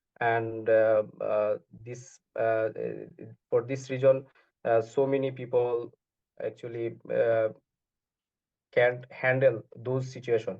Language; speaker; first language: English; non-native, learner; Bangla